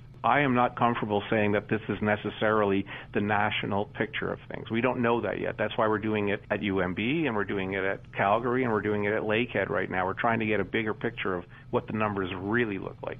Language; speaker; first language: English; native; English